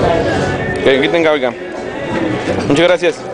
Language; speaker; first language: Spanish; non-native, learner; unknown